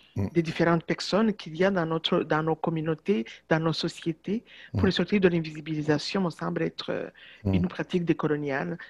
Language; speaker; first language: French; non-native, local second language; Kinyarwanda